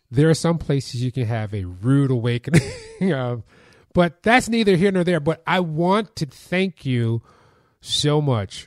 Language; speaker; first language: English; native; English